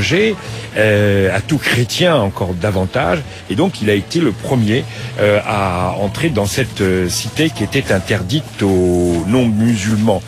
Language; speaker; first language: French; native; French